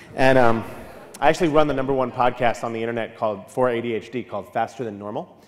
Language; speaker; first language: English; native; English